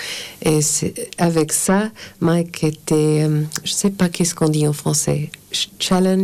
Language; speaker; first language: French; non-native, fluent; English